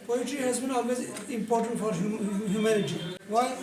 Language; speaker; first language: English; non-native, local second language; Urdu